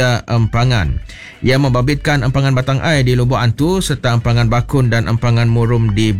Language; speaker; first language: Malay; native; Malay